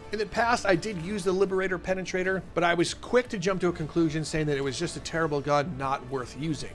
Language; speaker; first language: English; native; English